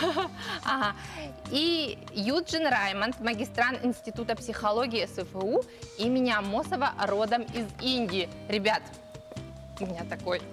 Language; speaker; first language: Russian; native; Russian